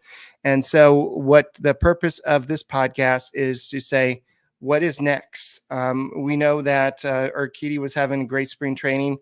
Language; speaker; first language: English; native; English